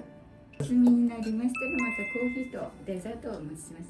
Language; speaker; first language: Japanese; native; Japanese